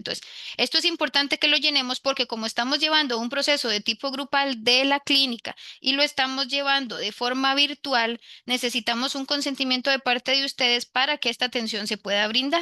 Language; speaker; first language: Spanish; native; Spanish